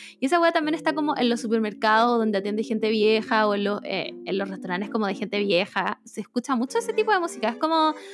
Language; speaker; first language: Spanish; native; Spanish